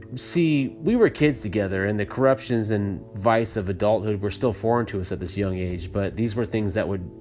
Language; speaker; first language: English; native; English